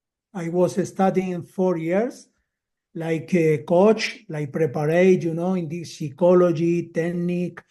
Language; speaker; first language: English; non-native, learner; Spanish